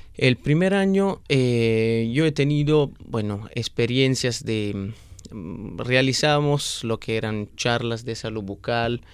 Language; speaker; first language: Spanish; non-native, fluent; Italian